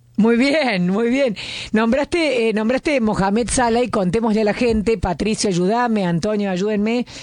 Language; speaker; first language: Spanish; native; Spanish